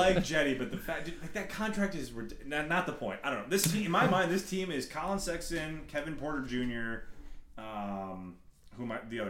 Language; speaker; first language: English; native; English